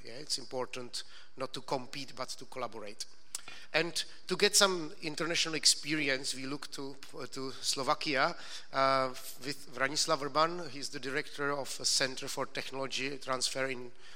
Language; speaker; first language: English; non-native, fluent; Czech